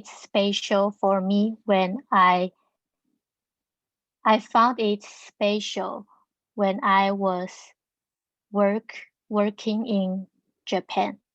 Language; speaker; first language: English; non-native, learner; Chinese